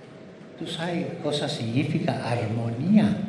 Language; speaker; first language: Italian; non-native, fluent; Spanish